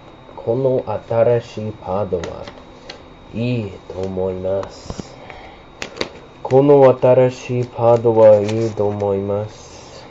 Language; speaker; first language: Japanese; non-native, learner; English